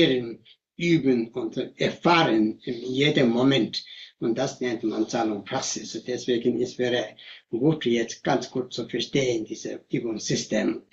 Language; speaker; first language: German; non-native, fluent; Tibetan